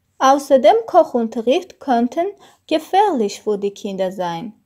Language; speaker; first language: German; non-native, learner; Armenian